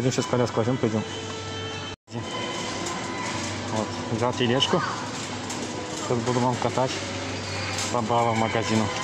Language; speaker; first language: Russian; non-native, learner; Azerbaijani